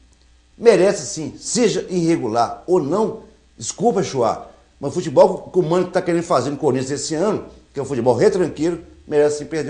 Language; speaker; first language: Portuguese; native; Portuguese